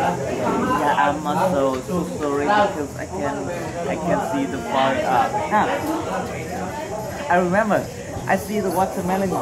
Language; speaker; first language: English; non-native, learner; Vietnamese